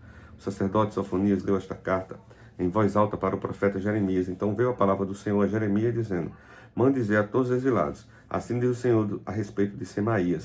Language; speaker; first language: Portuguese; native; Portuguese